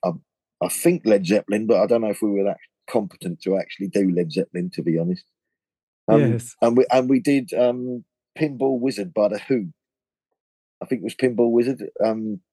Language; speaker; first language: English; native; English